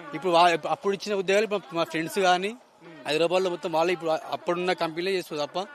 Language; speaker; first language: Telugu; native; Telugu